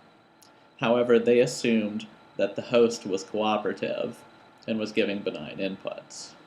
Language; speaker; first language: English; native; English